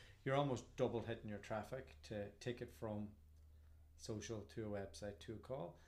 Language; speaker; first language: English; native; English